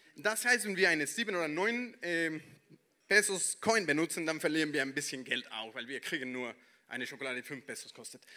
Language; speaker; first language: German; non-native, fluent; Spanish